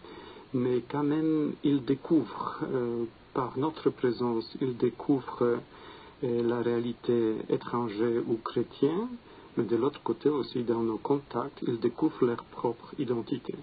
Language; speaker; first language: French; non-native, fluent; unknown